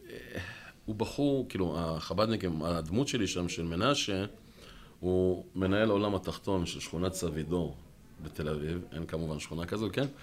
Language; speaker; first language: Hebrew; native; Hebrew